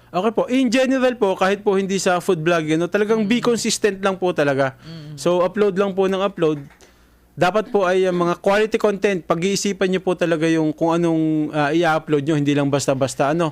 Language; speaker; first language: Filipino; native; Filipino